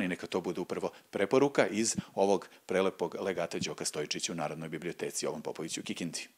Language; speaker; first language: Serbian; native; Serbian